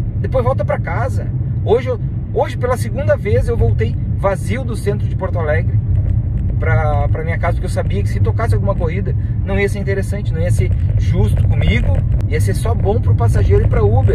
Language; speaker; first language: Portuguese; native; Portuguese